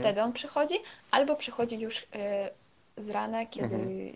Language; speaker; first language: Polish; non-native, fluent; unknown